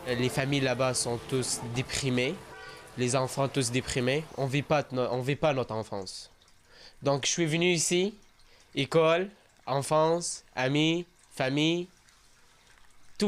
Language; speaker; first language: French; early bilingual, other home language; Arabic